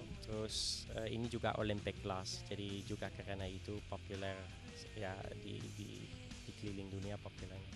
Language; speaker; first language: Indonesian; non-native, fluent; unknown